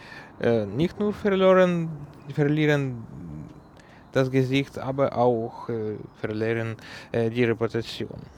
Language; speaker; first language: German; non-native, learner; Ukrainian